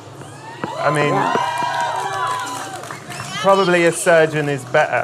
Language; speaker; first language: English; native; English